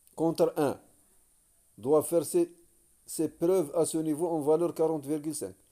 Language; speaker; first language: French; non-native, local second language; Arabic